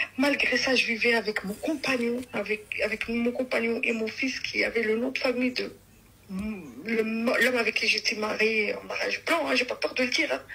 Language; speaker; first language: French; early bilingual, other home language; Arabic